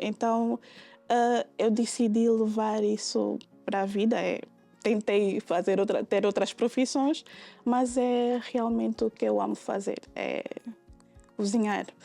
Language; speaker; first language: Portuguese; native; Portuguese